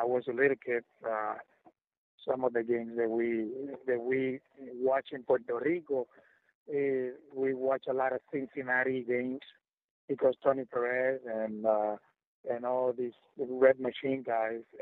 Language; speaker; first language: English; non-native, fluent; Spanish